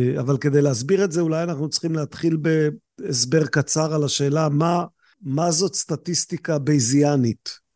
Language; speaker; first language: Hebrew; native; Hebrew